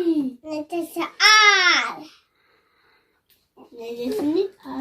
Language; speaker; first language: Dutch; non-native, learner; Tigrinya